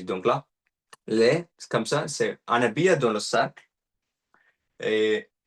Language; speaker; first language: French; non-native, learner; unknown